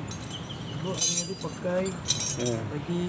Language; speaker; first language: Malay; non-native, local second language; Tamil